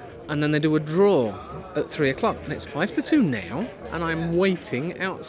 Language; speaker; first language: English; native; English